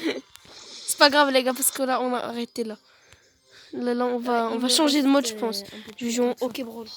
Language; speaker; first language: French; native; French